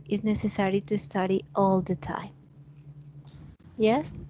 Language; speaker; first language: English; non-native, learner; Spanish